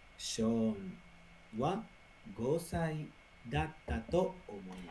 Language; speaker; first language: Japanese; non-native, learner; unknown